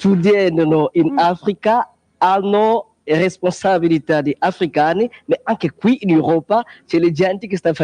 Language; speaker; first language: Italian; non-native, learner; Kongo